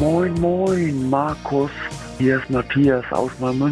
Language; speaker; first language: German; native; German